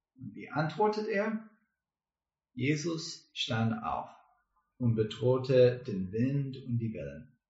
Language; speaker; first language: German; non-native, learner; English